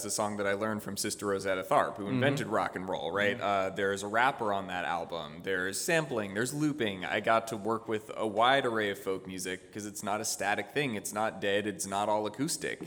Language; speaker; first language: English; native; English